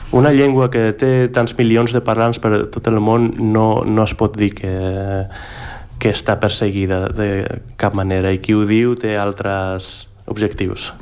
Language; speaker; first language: Catalan; non-native, fluent; Greek